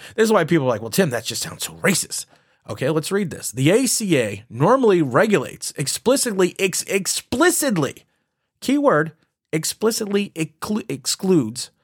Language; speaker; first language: English; native; English